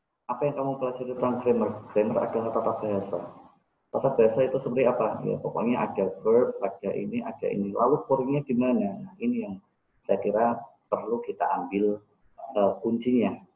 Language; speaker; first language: Indonesian; native; Indonesian